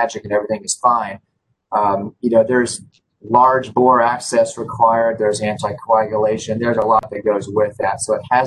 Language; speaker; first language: English; native; English